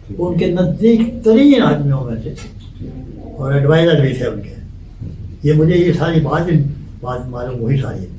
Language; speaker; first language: Urdu; native; Urdu